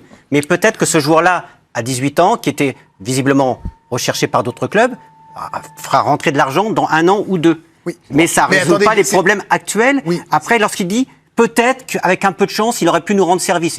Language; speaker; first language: French; native; French